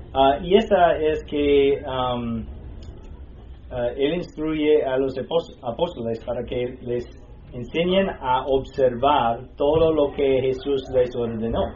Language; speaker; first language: Spanish; non-native, learner; English